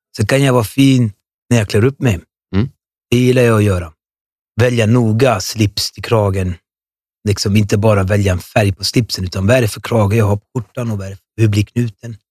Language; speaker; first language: Swedish; early bilingual, other home language; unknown